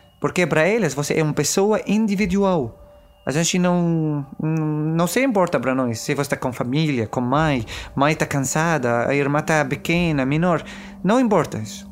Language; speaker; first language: Portuguese; non-native, learner; Arabic